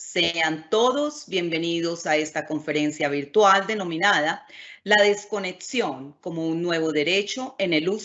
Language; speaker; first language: Spanish; native; Spanish